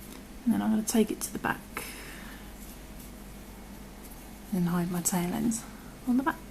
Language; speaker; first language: English; native; English